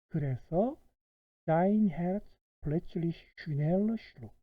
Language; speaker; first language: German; non-native, fluent; Korean